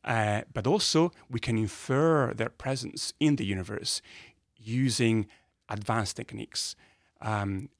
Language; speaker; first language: English; non-native, fluent; Italian